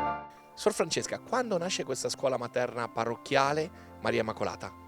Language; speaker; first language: Italian; native; Italian